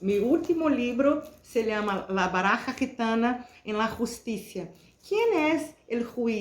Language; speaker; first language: Spanish; non-native, fluent; Portuguese